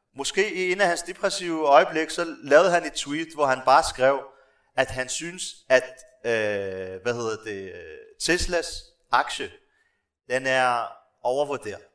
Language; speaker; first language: Danish; non-native, local second language; Arabic